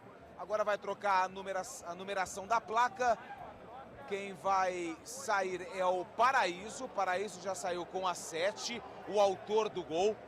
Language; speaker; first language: Portuguese; native; Portuguese